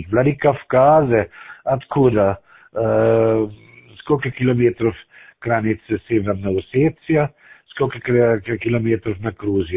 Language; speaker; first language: Russian; non-native, learner; German